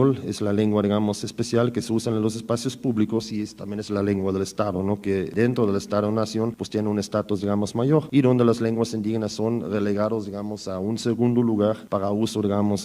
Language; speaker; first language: Spanish; native; Spanish